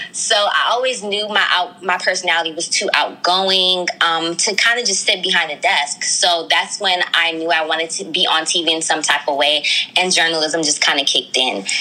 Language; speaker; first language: English; early bilingual, other home language; Krio